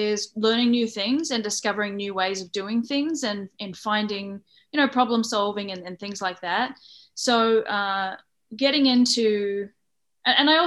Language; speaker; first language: English; native; English